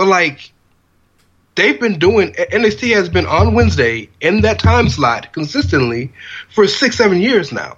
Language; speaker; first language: English; native; English